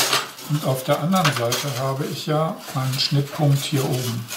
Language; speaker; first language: German; native; German